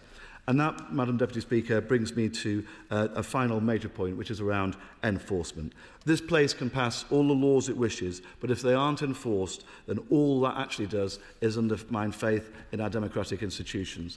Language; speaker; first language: English; native; English